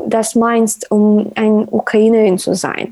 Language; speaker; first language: German; non-native, learner; Ukrainian